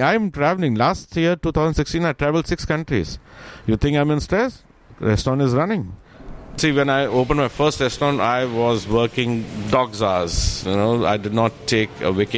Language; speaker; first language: English; non-native, local second language; Hindi